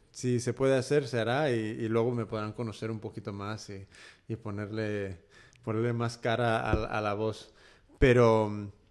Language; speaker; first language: Spanish; early bilingual, heritage; Spanish